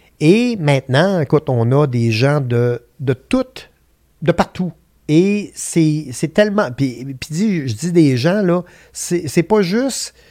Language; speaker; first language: French; native; French